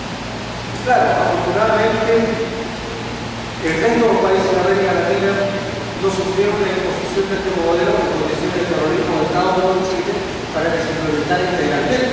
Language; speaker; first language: Spanish; native; Spanish